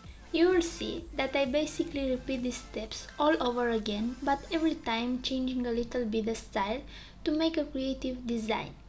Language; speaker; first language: English; non-native, fluent; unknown